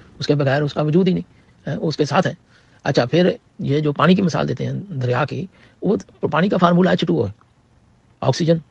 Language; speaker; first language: Urdu; non-native, local second language; Punjabi